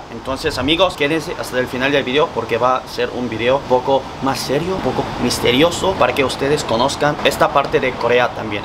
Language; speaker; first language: Spanish; non-native, fluent; Korean